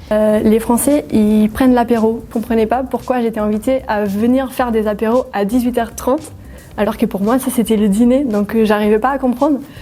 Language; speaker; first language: French; non-native, fluent; Portuguese